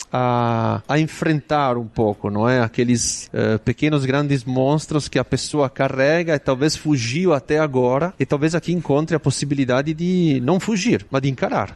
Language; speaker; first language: Portuguese; non-native, fluent; Italian